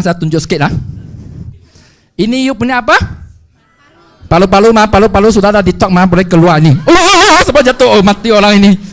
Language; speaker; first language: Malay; non-native, local second language; Chinese